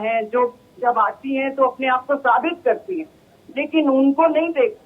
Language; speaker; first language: Hindi; native; Hindi